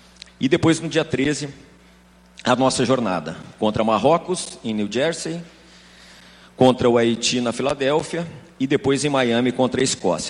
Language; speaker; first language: Portuguese; native; Portuguese